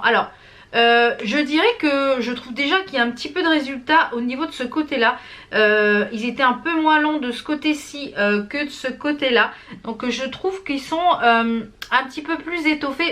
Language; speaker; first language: French; native; French